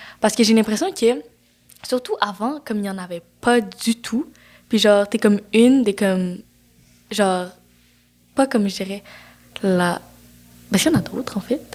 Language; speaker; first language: French; native; French